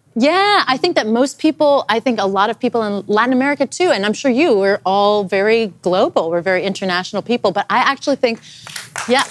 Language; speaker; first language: English; native; English